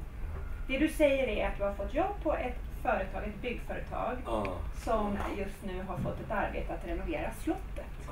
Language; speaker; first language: Swedish; native; Swedish